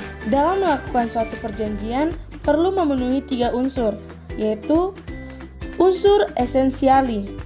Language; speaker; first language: Indonesian; native; Indonesian